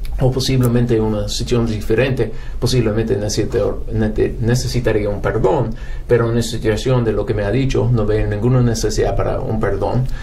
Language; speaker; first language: Spanish; non-native, fluent; English